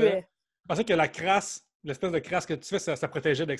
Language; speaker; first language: French; native; French